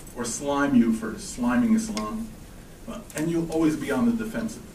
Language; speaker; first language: English; native; English